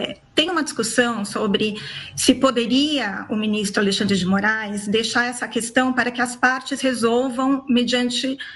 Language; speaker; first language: Portuguese; native; Portuguese